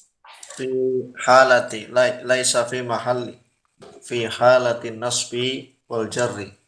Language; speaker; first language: Arabic; non-native, fluent; Indonesian